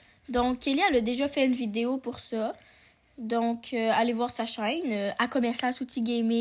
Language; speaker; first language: French; native; French